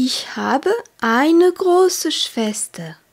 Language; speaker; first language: German; non-native, fluent; French